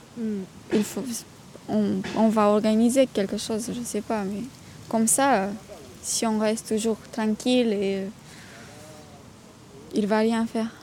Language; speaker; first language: French; non-native, learner; Romanian